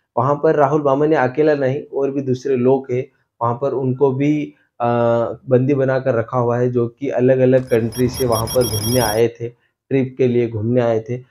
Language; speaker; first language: Hindi; native; Hindi